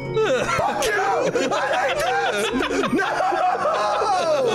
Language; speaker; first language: English; native; English